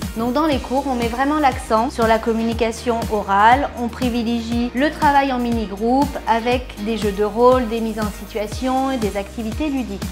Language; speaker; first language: French; native; French